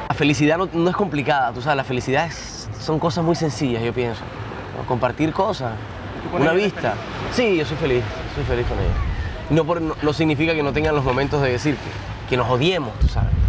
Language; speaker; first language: Spanish; native; Spanish